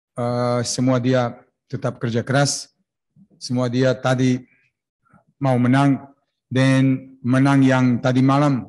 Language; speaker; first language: Indonesian; non-native, fluent; Serbian